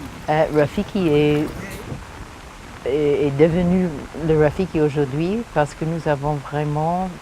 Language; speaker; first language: French; early bilingual, heritage; English